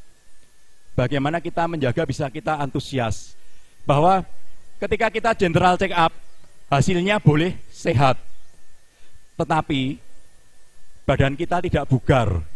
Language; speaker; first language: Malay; non-native, local second language; Javanese